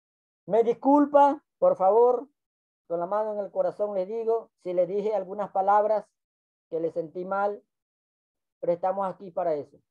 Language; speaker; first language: Spanish; non-native, local second language; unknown